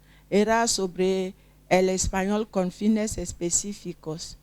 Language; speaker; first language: Spanish; non-native, fluent; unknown